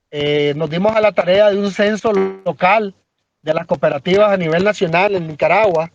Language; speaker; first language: Spanish; native; Spanish